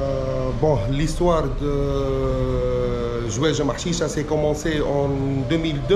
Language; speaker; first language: French; non-native, local second language; Arabic